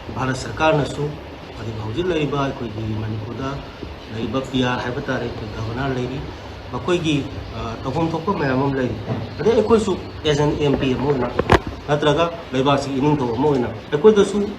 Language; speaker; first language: Manipuri; native; Manipuri